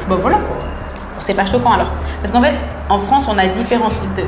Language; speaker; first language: French; native; French